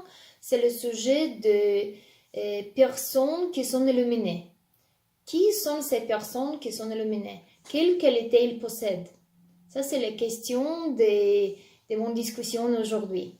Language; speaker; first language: French; non-native, fluent; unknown